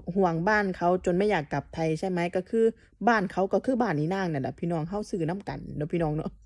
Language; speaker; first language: Thai; native; Thai